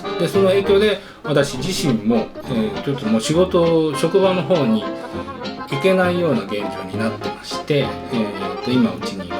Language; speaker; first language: Japanese; native; Japanese